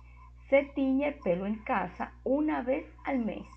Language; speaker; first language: Spanish; non-native, fluent; Portuguese